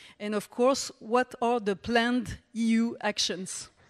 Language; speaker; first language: English; non-native, fluent; French